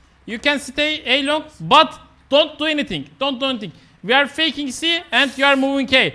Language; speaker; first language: English; non-native, learner; Turkish